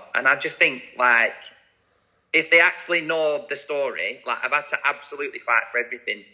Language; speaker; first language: English; native; English